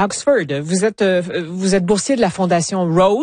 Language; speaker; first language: French; native; French